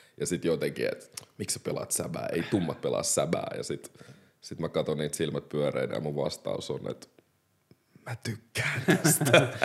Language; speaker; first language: Finnish; early bilingual, other home language; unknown